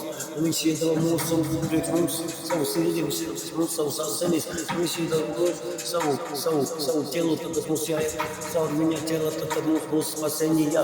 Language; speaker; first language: Latvian; non-native, local second language; Russian